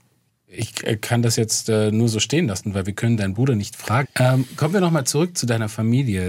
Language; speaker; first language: German; native; German